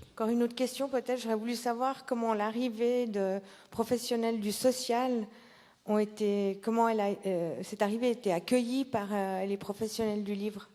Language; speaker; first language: French; native; French